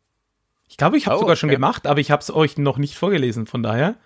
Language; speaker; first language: German; native; German